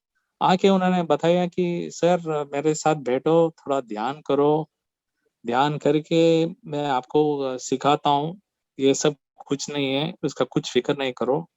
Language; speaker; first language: Hindi; non-native, local second language; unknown